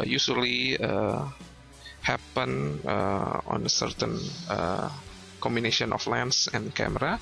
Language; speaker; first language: English; non-native, learner; Indonesian